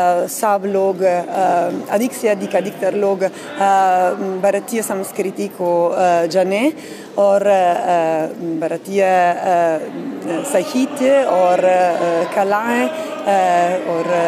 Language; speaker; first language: Hindi; non-native, fluent; Italian